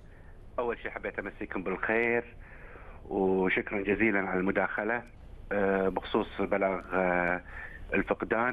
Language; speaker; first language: Arabic; native; Arabic